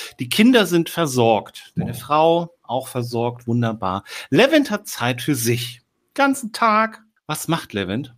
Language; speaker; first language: German; native; German